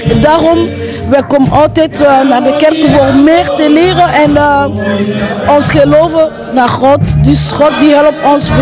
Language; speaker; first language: Dutch; early bilingual, other home language; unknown